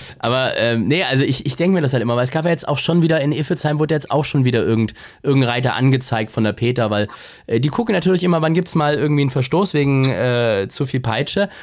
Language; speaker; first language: German; native; German